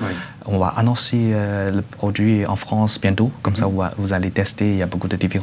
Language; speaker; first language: French; non-native, learner; Chinese